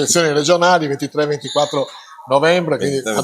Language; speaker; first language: Italian; native; Italian